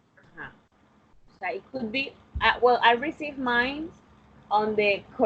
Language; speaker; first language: English; non-native, fluent; Spanish